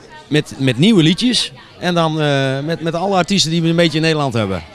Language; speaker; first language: Dutch; native; Dutch